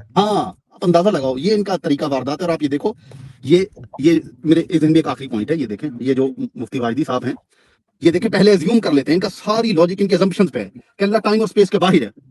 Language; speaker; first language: Urdu; native; Urdu